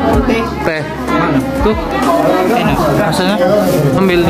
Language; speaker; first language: Indonesian; native; Indonesian